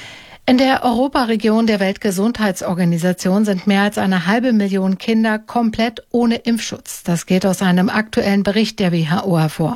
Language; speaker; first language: German; native; German